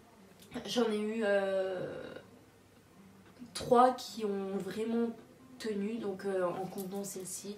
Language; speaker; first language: French; native; French